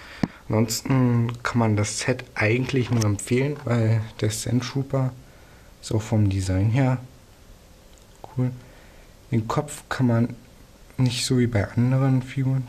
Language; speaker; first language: German; native; German